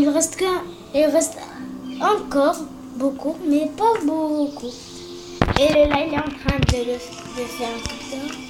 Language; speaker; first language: French; non-native, learner; Arabic